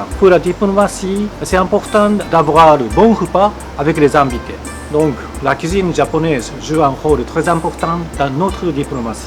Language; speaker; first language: French; non-native, fluent; Japanese